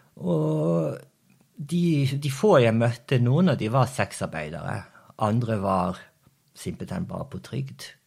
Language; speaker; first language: Norwegian; early bilingual, other home language; Portuguese